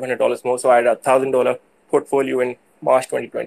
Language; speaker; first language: English; non-native, local second language; Urdu